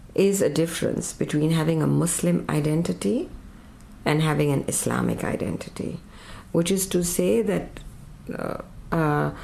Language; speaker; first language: English; non-native, local second language; Urdu